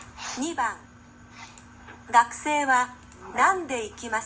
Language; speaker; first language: Japanese; non-native, learner; Filipino